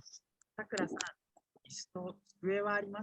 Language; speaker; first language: Japanese; non-native, learner; Indonesian